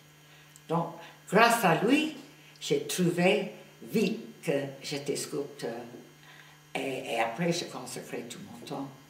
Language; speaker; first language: French; non-native, fluent; English